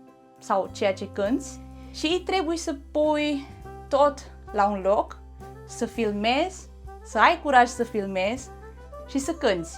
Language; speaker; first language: Romanian; non-native, fluent; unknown